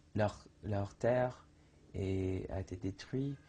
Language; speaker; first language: French; non-native, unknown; English